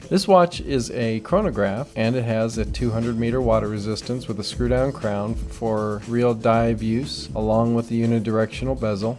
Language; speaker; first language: English; native; English